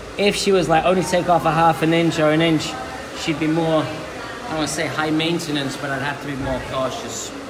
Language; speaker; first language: English; native; English